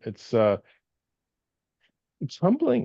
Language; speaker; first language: English; native; English